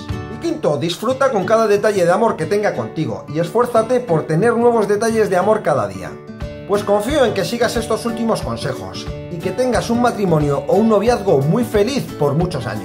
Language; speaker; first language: Spanish; native; Spanish